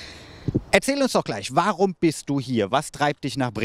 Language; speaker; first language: German; native; German